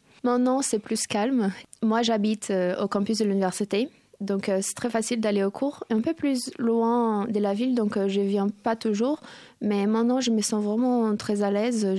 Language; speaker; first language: French; non-native, fluent; Portuguese